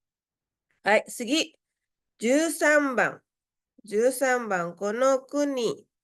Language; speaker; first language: Japanese; non-native, fluent; Indonesian